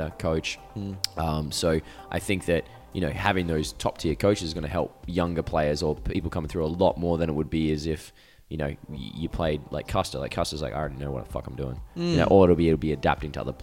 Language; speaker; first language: English; native; English